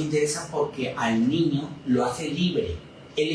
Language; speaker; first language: Spanish; native; Spanish